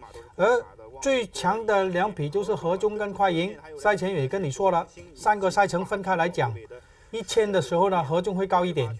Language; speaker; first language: Chinese; native; Chinese